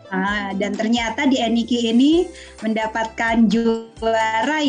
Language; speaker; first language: Indonesian; native; Indonesian